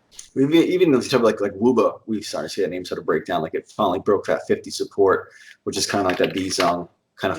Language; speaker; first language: English; native; English